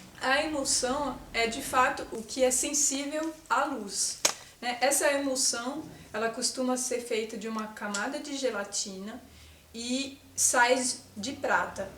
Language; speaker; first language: Portuguese; non-native, fluent; French